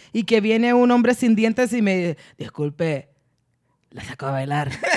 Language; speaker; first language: Spanish; early bilingual, heritage; Spanish